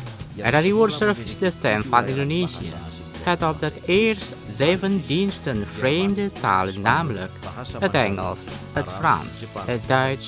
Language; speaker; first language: Dutch; non-native, learner; Indonesian